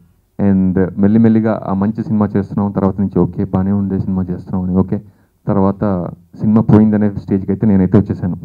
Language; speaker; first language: Telugu; native; Telugu